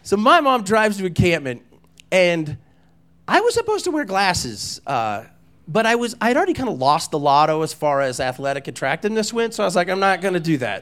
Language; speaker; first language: English; native; English